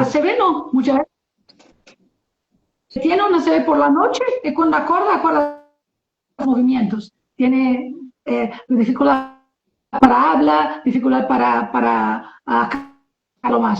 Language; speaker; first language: Spanish; non-native, learner; Portuguese